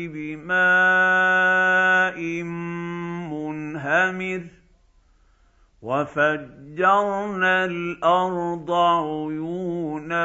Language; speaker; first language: Arabic; native; Arabic